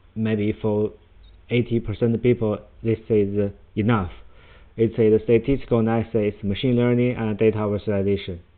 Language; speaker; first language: English; non-native, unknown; Chinese